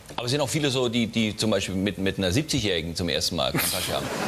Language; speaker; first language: German; native; German